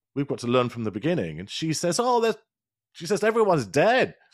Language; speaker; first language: English; native; English